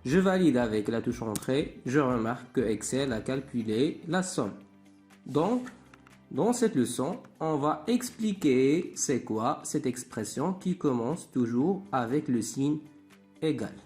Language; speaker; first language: French; non-native, local second language; Arabic